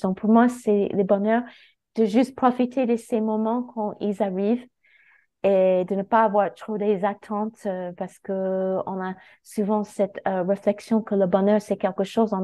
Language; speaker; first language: French; non-native, fluent; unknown